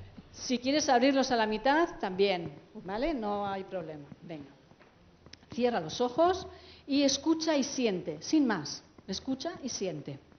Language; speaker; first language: Spanish; native; Spanish